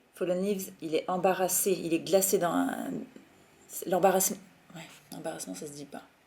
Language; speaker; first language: French; native; French